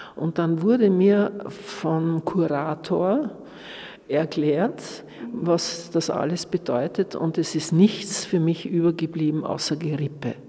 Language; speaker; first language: German; native; German